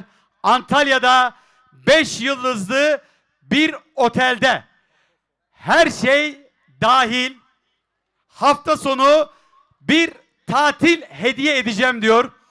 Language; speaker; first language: Turkish; native; Turkish